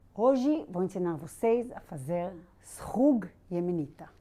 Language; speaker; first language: Portuguese; non-native, fluent; Hebrew